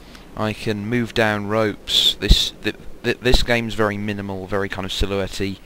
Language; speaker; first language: English; native; English